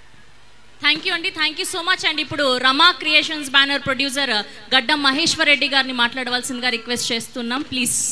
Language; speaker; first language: Telugu; native; Telugu